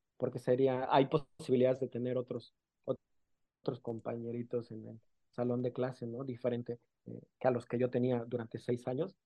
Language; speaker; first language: Spanish; non-native, local second language; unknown